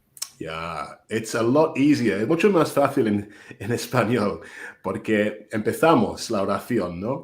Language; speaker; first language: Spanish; non-native, fluent; English